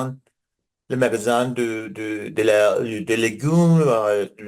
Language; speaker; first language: French; non-native, learner; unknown